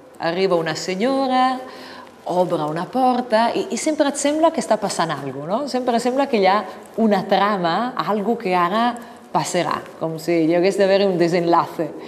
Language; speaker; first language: Catalan; non-native, fluent; Italian